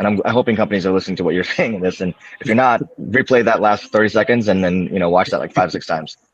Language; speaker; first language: English; native; English